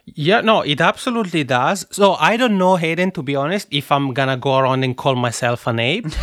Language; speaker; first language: English; non-native, fluent; Italian